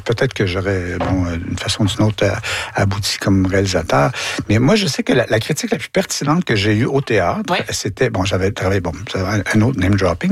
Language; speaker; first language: French; native; French